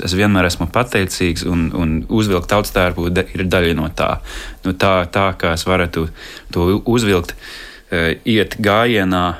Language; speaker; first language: Latvian; non-native, fluent; English